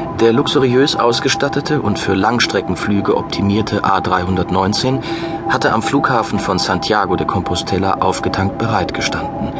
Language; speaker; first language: German; native; German